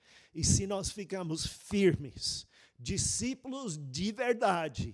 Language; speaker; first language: Portuguese; non-native, fluent; English